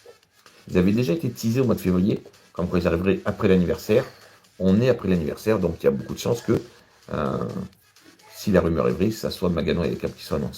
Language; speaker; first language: French; native; French